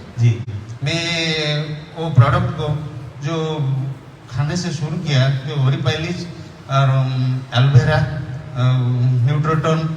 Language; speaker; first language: Hindi; non-native, local second language; Odia